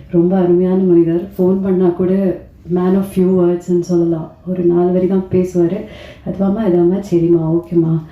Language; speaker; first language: Tamil; native; Tamil